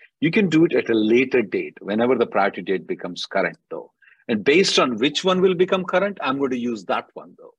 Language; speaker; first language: English; non-native, local second language; Telugu